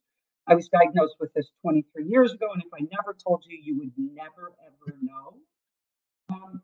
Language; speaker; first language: English; native; English